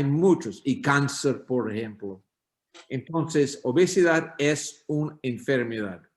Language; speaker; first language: Spanish; non-native, learner; English